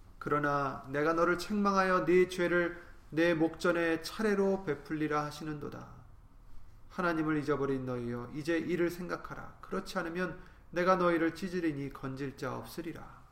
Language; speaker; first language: Korean; native; Korean